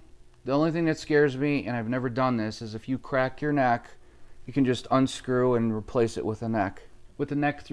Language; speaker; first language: English; native; English